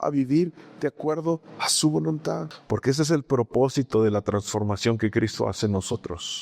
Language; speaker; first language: Spanish; native; Spanish